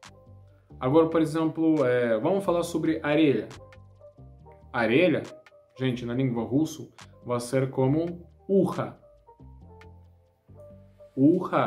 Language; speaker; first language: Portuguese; non-native, learner; Russian